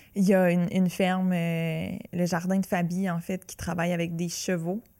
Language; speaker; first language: French; native; French